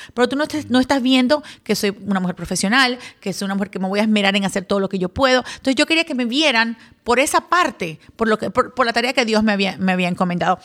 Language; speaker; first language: Spanish; early bilingual, other home language; English